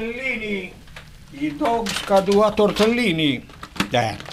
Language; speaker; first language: Swedish; non-native, fluent; Italian